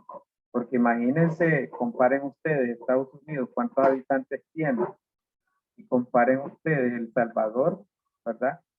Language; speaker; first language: Spanish; native; Spanish